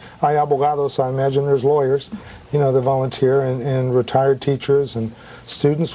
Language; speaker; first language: English; early bilingual, other home language; Spanish